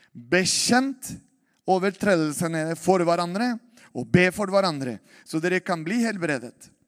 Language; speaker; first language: Norwegian; non-native, fluent; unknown